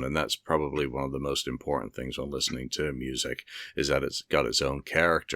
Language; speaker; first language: English; native; English